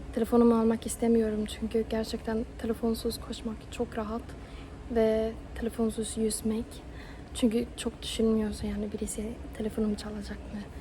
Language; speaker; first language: Turkish; non-native, fluent; Persian